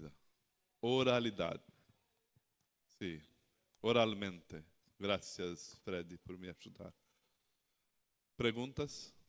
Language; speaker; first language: Spanish; non-native, learner; Portuguese